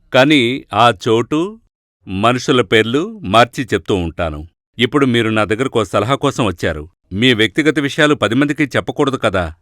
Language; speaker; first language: Telugu; non-native, fluent; Malayalam